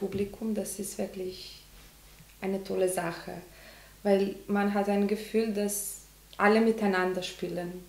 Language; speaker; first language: German; non-native, learner; Macedonian